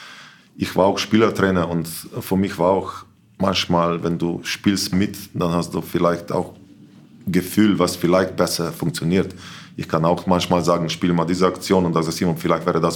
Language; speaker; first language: German; non-native, learner; Slovenian